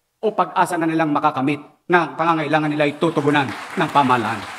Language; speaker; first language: Filipino; native; Filipino